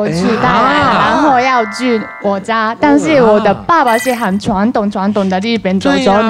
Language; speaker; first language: Chinese; non-native, fluent; Japanese